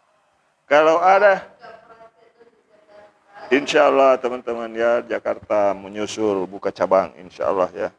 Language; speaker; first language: Indonesian; native; Indonesian